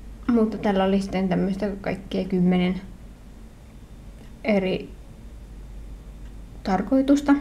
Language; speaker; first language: Finnish; native; Finnish